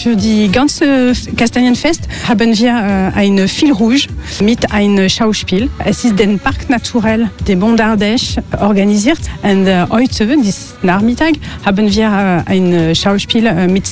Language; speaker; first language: German; non-native, learner; French